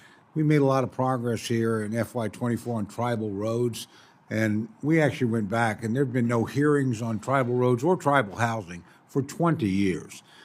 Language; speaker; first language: English; native; English